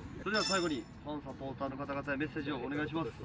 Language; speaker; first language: Japanese; native; Japanese